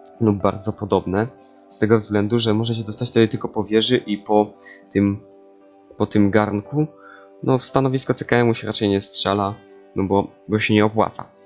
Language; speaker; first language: Polish; native; Polish